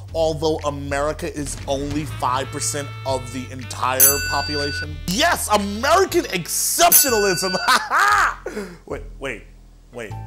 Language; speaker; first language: English; native; English